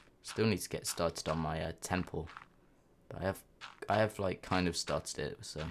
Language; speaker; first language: English; native; English